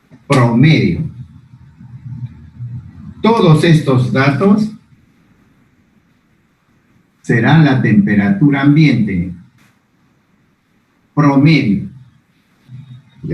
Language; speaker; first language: Spanish; native; Spanish